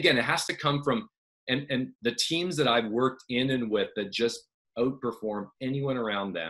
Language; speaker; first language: English; native; English